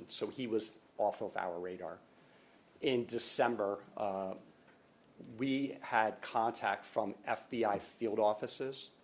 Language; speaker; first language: English; native; English